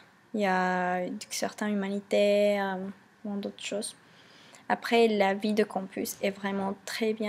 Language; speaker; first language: French; non-native, fluent; Spanish